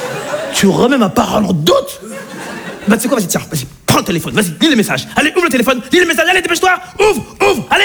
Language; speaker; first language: French; native; French